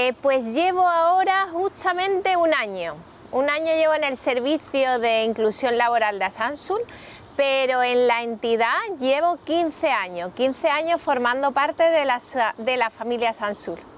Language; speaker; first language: Spanish; native; Spanish